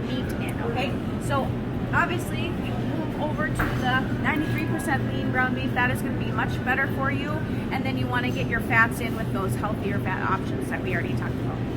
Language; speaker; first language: English; native; English